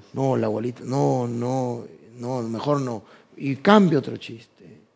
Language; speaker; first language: Spanish; native; Spanish